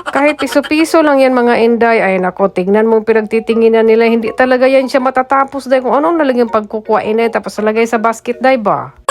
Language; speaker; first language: Filipino; non-native, local second language; Cebuano